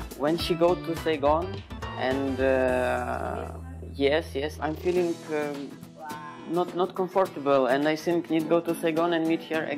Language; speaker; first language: English; non-native, learner; Ukrainian